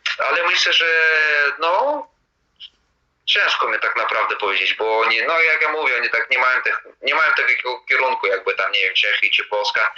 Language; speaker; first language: Polish; non-native, fluent; Latvian